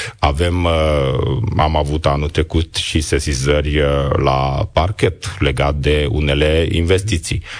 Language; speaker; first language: Romanian; non-native, local second language; Hungarian